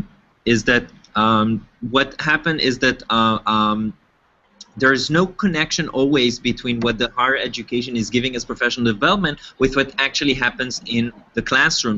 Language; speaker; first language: English; non-native, fluent; Hebrew